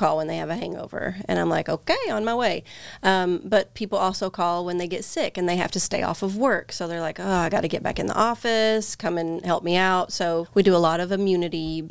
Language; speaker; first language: English; native; English